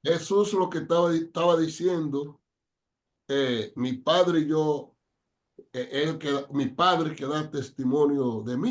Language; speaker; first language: Spanish; non-native, fluent; English